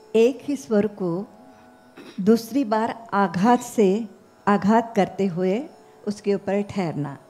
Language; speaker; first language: Hindi; non-native, local second language; Marathi